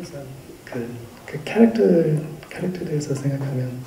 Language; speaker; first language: Korean; non-native, fluent; English